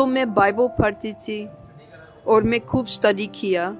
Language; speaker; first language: Hindi; non-native, fluent; English